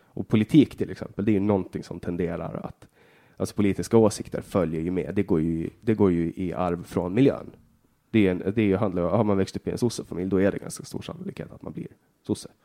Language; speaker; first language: Swedish; native; Swedish